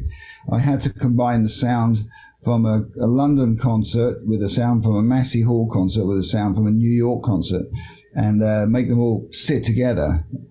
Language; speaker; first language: English; native; English